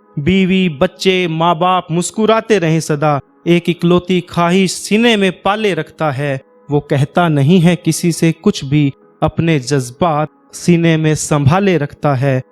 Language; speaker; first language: Hindi; native; Hindi